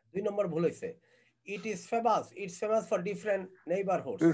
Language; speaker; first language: English; non-native, fluent; Bangla